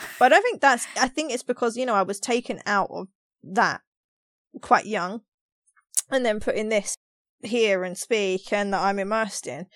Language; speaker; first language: English; native; English